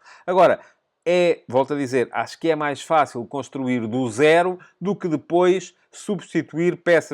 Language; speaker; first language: Portuguese; native; Portuguese